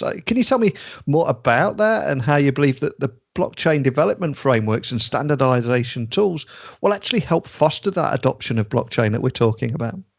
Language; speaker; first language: English; native; English